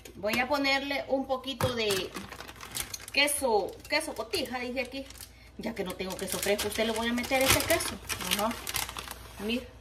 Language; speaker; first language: Spanish; native; Spanish